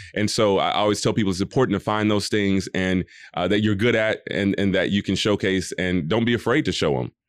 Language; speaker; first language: English; native; English